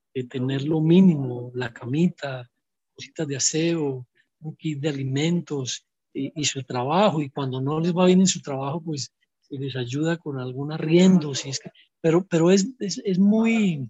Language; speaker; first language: Spanish; native; Spanish